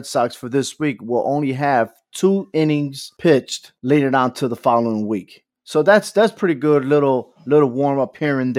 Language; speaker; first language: English; native; English